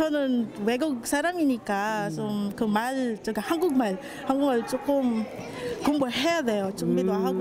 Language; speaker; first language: Korean; non-native, fluent; Vietnamese